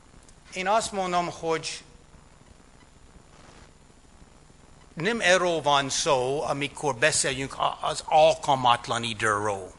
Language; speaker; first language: Hungarian; non-native, fluent; English